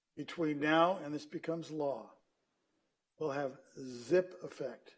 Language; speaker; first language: English; native; English